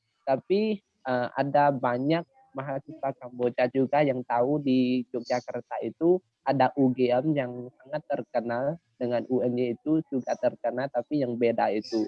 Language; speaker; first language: Indonesian; non-native, learner; Khmer